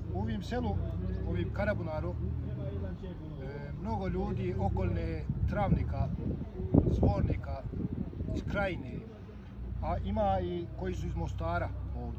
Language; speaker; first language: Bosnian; early bilingual, heritage; Bosnian